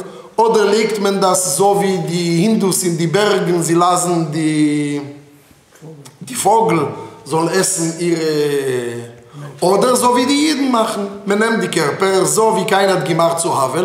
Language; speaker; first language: German; non-native, fluent; Hebrew